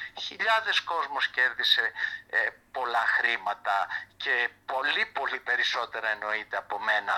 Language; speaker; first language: Greek; early bilingual, heritage; Greek